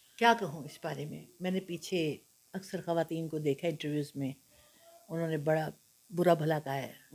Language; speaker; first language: Urdu; non-native, local second language; Punjabi